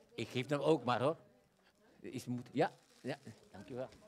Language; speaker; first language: Dutch; non-native, fluent; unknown